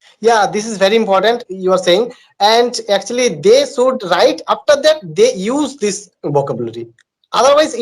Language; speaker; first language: English; non-native, learner; Bangla